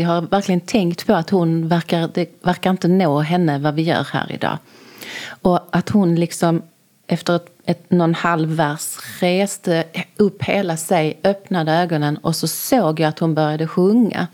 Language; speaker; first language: Swedish; native; Swedish